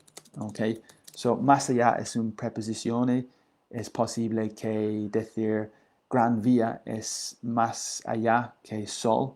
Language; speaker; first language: Spanish; non-native, learner; English